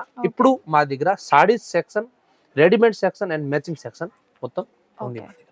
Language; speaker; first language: Telugu; non-native, local second language; Hindi